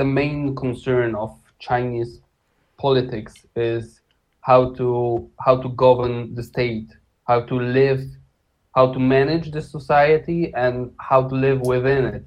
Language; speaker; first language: English; non-native, fluent; Polish